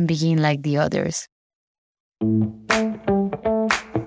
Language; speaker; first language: English; non-native, fluent; Spanish